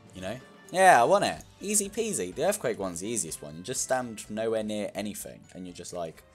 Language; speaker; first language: English; native; English